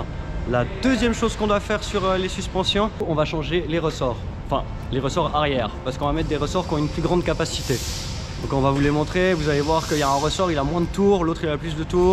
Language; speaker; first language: French; native; French